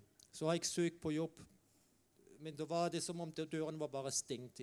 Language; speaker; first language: Norwegian; non-native, fluent; German